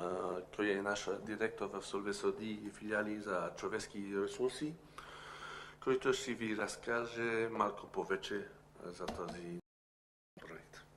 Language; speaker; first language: Bulgarian; non-native, learner; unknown